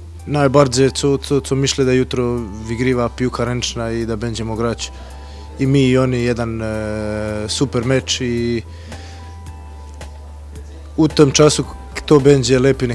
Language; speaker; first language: Polish; non-native, learner; Croatian